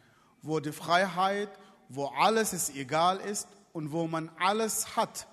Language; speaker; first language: German; non-native, fluent; Arabic